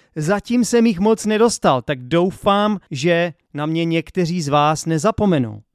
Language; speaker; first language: Czech; native; Czech